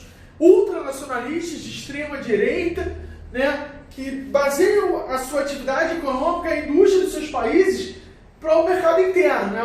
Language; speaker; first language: Portuguese; native; Portuguese